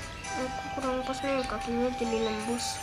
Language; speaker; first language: Indonesian; native; Indonesian